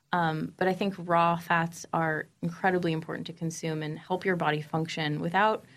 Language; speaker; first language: English; native; English